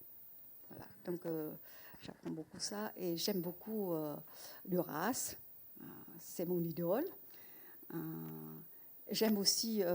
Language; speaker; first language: French; non-native, fluent; Vietnamese